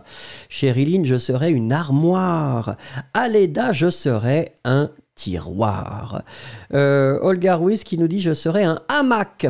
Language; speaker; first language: French; native; French